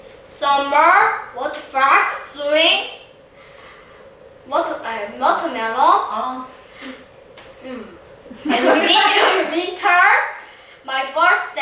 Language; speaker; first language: English; non-native, learner; Korean